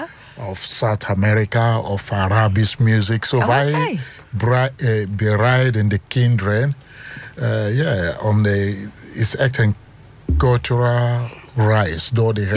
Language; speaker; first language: Dutch; non-native, learner; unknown